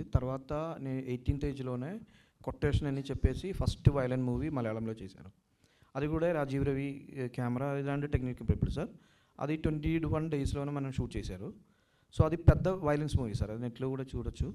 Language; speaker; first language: Telugu; non-native, learner; Malayalam